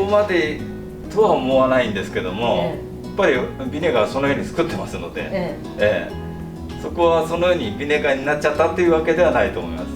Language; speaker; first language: Japanese; native; Japanese